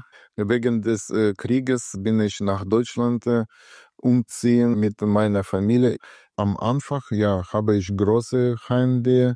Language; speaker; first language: German; non-native, learner; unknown